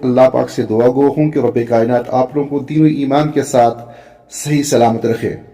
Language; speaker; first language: Urdu; native; Urdu